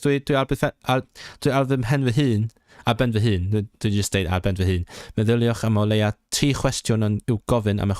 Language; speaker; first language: Welsh; non-native, learner; Cantonese